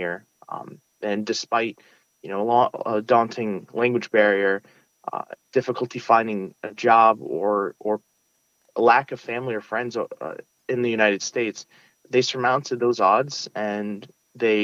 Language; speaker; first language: English; early bilingual, other home language; Russian